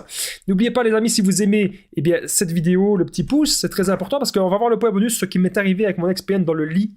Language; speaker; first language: French; native; French